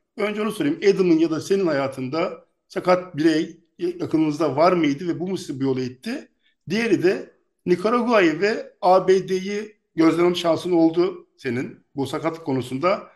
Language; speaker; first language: Turkish; native; Turkish